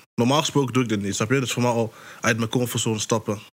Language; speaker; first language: Dutch; early bilingual, other home language; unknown